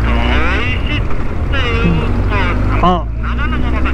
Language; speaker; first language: Japanese; non-native, learner; Mongolian